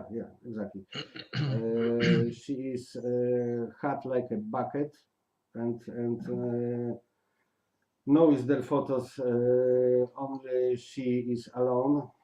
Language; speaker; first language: English; non-native, learner; Polish